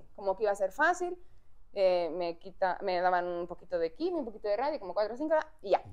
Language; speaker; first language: Spanish; native; Spanish